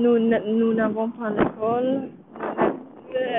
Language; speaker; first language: French; non-native, learner; English